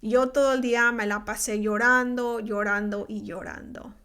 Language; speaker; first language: Spanish; early bilingual, heritage; Spanish